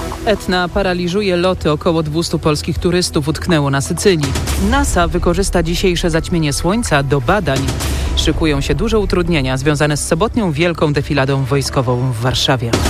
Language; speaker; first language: Polish; native; Polish